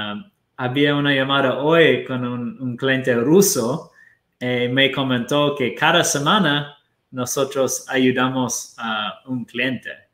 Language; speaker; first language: Spanish; non-native, fluent; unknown